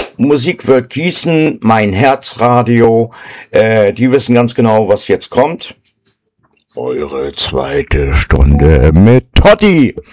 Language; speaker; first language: German; native; German